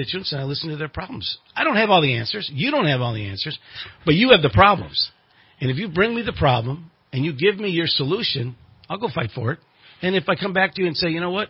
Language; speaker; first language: English; native; English